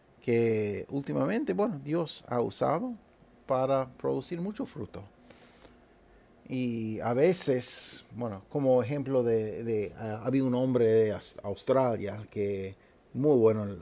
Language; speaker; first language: Spanish; non-native, fluent; English